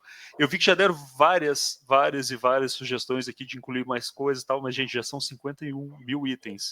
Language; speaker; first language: Portuguese; native; Portuguese